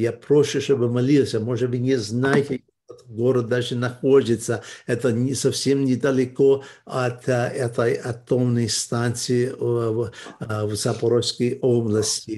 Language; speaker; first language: Russian; early bilingual, heritage; Russian